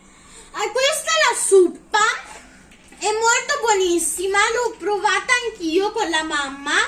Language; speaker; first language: Italian; early bilingual, other home language; Urdu